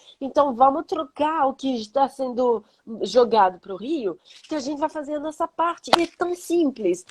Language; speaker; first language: Portuguese; non-native, fluent; French